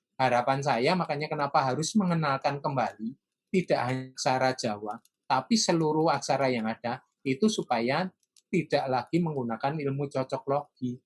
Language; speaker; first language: Indonesian; non-native, local second language; Javanese